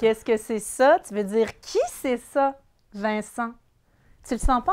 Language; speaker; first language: French; native; French